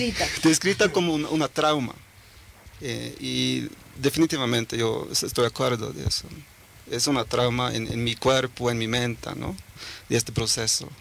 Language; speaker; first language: Spanish; early bilingual, heritage; Norwegian